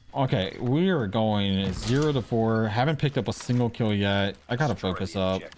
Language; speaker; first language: English; native; English